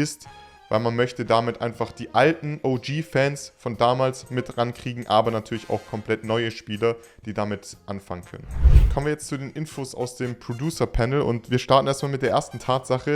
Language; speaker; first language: German; native; German